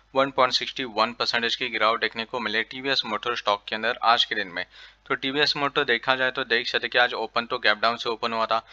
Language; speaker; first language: Hindi; native; Hindi